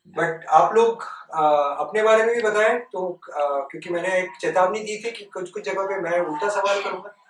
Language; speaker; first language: Hindi; non-native, local second language; Bangla